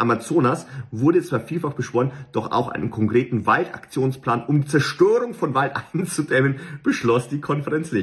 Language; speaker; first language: German; native; German